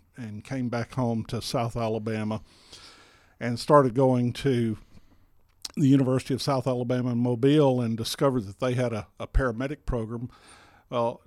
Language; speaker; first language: English; native; English